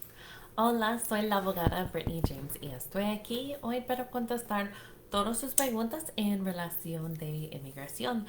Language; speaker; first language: Spanish; non-native, fluent; English